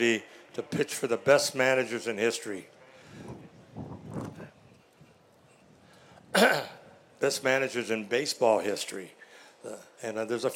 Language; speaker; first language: English; native; English